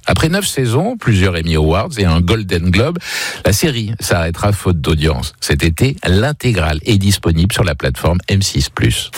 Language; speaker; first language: French; native; French